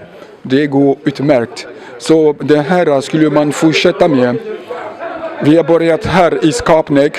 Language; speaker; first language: Swedish; non-native, fluent; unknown